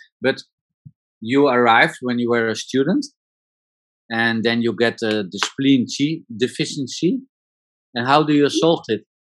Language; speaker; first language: English; non-native, learner; Dutch